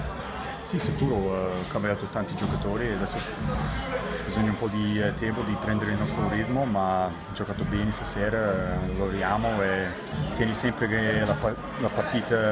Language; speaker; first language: Italian; non-native, learner; English